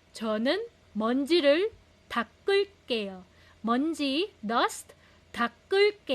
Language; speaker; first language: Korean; non-native, fluent; Filipino